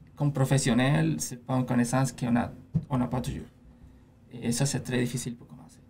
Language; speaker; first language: French; non-native, fluent; Spanish